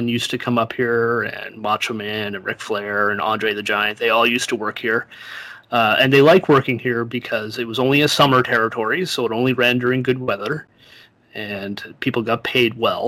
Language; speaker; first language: English; native; English